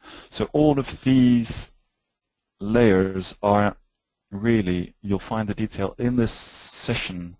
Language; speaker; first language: English; native; English